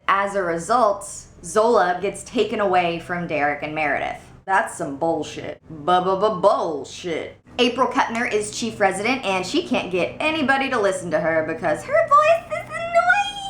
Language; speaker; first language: English; native; English